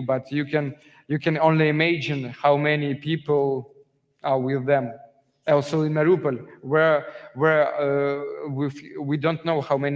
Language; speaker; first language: English; non-native, learner; Ukrainian